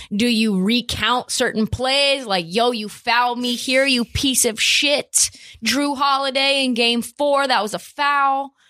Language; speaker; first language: English; native; English